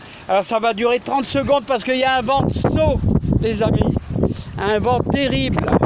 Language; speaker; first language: French; native; French